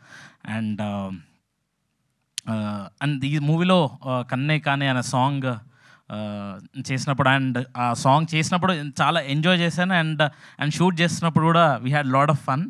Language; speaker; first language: Telugu; native; Telugu